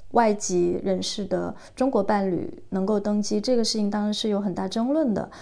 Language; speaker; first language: Chinese; native; Chinese